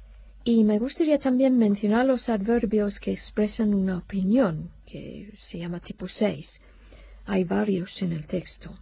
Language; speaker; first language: Spanish; non-native, fluent; English